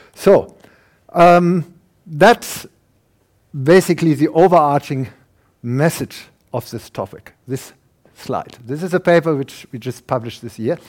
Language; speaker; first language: English; non-native, fluent; German